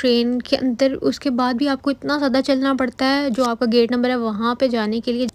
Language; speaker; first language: Urdu; native; Urdu